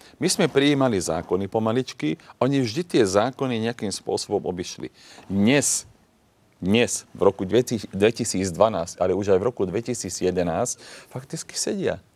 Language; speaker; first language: Slovak; non-native, local second language; Hungarian